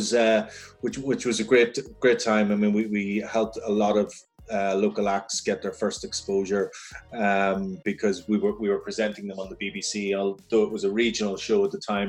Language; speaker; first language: English; native; English